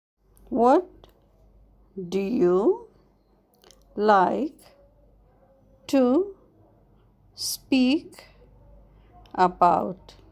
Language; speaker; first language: English; non-native, fluent; Arabic